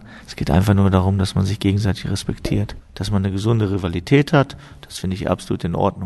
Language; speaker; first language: German; native; German